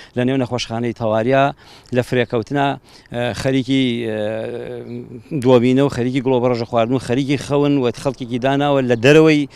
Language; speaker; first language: Central Kurdish; native; Central Kurdish